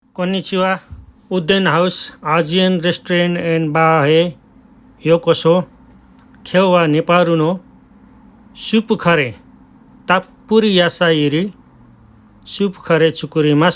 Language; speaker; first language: Japanese; non-native, learner; Nepali